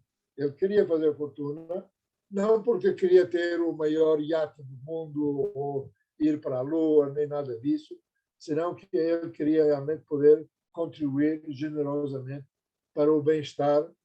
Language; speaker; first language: Portuguese; non-native, fluent; Persian